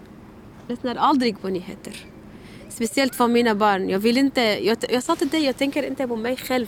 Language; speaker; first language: Swedish; non-native, learner; Arabic